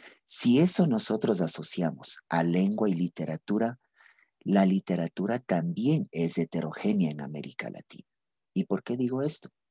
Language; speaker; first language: Spanish; native; Spanish